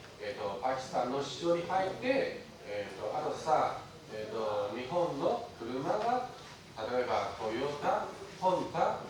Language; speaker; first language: Japanese; non-native, learner; Chinese